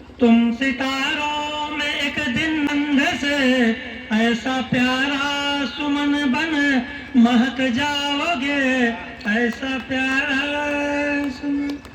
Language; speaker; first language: Hindi; native; Hindi